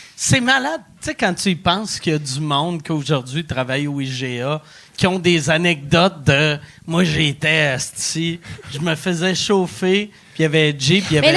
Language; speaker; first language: French; native; French